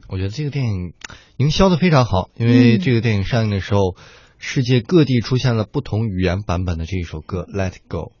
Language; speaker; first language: Chinese; native; Chinese